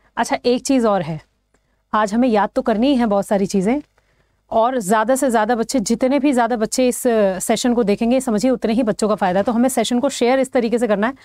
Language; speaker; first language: Hindi; native; Hindi